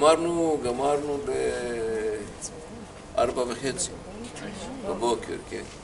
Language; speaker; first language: Hebrew; non-native, fluent; Greek